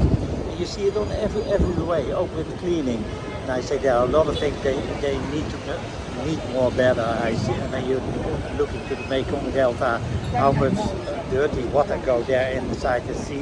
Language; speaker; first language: English; non-native, learner; Dutch